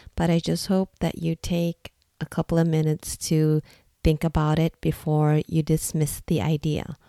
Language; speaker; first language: English; non-native, fluent; Norwegian